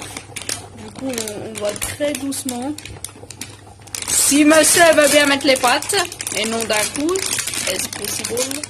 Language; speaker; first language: French; native; French